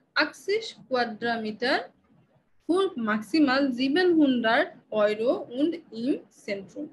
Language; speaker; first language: German; non-native, fluent; Bangla